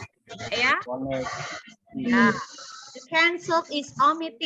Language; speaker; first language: English; non-native, learner; Indonesian